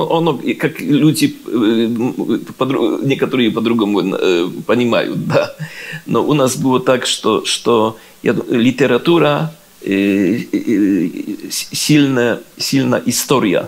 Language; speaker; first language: Russian; non-native, learner; Polish